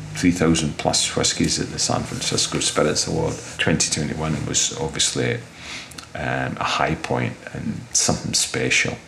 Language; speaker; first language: English; native; English